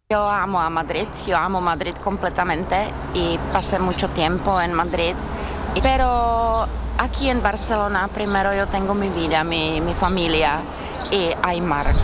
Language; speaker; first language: Spanish; non-native, fluent; Czech